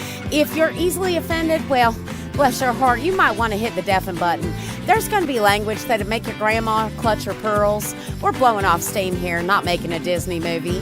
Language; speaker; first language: English; native; English